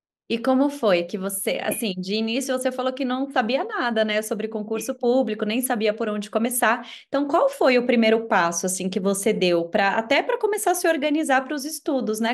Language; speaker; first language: Portuguese; native; Portuguese